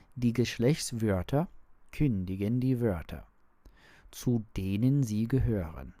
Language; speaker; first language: German; non-native, learner; English